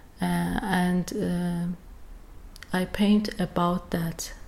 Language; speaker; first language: English; non-native, learner; Persian